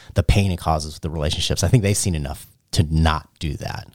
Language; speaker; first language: English; early bilingual, other home language; Cantonese